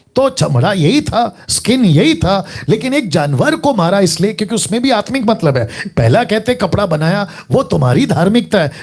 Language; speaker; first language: Hindi; native; Hindi